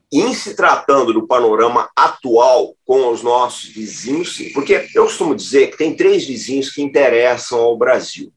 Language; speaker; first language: Portuguese; native; Portuguese